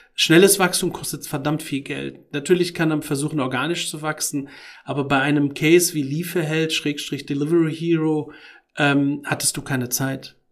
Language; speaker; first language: German; early bilingual, other home language; Arabic